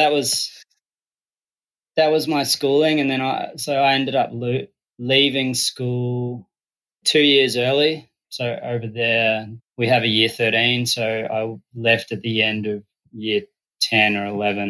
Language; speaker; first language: English; native; English